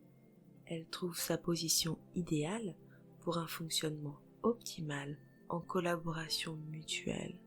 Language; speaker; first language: French; native; French